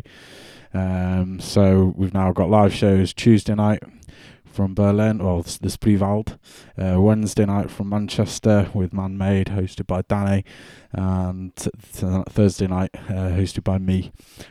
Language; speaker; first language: English; native; English